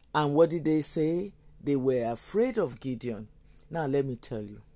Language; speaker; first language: English; non-native, local second language; Yoruba